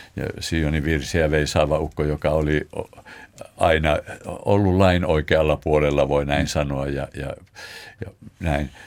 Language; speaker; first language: Finnish; native; Finnish